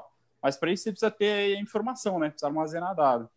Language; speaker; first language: Portuguese; native; Portuguese